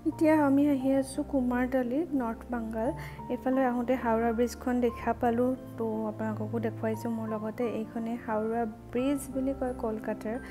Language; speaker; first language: Hindi; non-native, local second language; Assamese